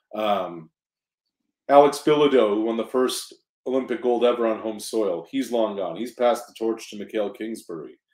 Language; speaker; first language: English; native; English